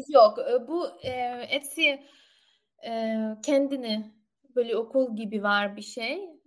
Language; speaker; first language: Turkish; non-native, learner; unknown